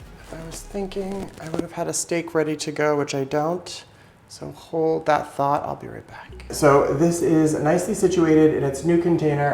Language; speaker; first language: English; native; English